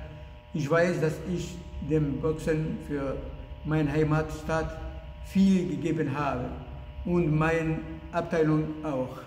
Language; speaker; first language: German; non-native, learner; Arabic